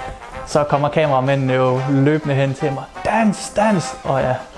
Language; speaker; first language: Danish; native; Danish